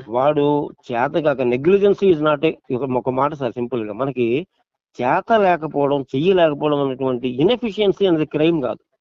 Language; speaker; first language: Telugu; non-native, local second language; Odia